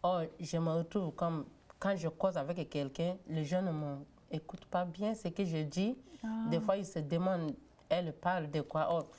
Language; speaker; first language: French; non-native, learner; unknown